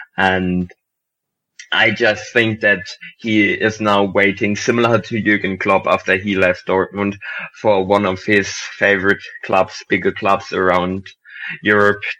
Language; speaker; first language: English; non-native, fluent; German